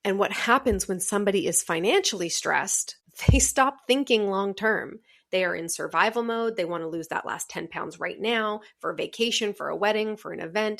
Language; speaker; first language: English; native; English